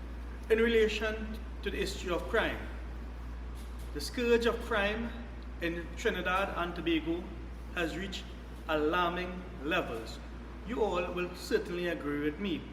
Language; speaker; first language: English; native; English